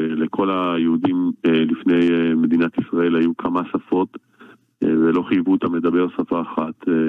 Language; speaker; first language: Hebrew; native; Hebrew